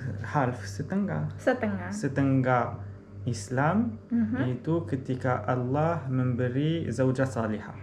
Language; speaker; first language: Indonesian; non-native, learner; Arabic